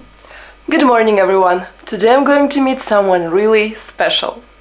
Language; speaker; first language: English; non-native, fluent; Russian